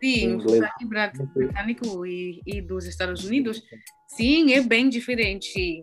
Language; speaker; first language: Portuguese; non-native, learner; English